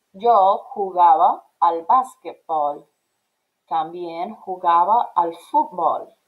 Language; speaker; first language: Spanish; non-native, fluent; English